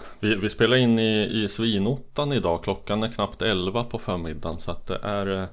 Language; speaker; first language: Swedish; native; Swedish